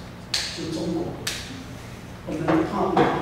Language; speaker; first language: Chinese; native; Chinese